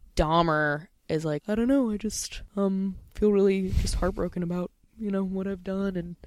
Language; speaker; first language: English; native; English